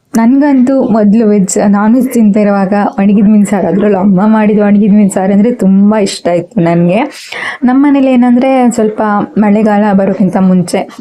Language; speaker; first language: Kannada; native; Kannada